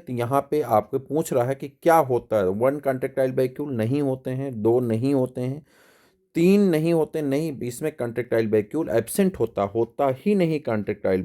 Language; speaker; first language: Hindi; native; Hindi